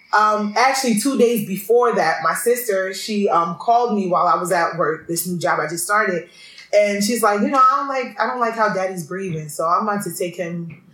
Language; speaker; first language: English; early bilingual, other home language; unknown